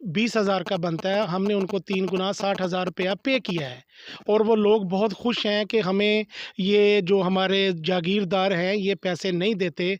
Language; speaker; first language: Urdu; non-native, local second language; Sindhi